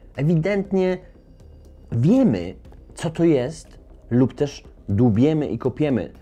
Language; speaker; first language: Polish; native; Polish